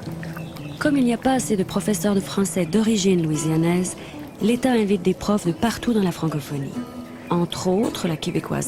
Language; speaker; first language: French; native; French